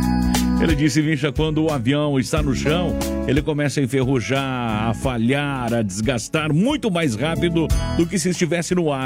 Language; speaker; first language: Portuguese; native; Portuguese